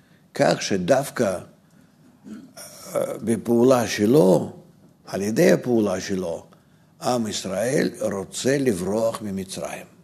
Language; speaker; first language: Hebrew; non-native, fluent; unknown